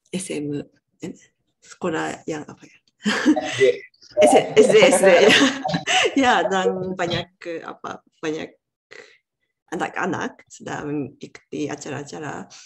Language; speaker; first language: Indonesian; non-native, learner; Japanese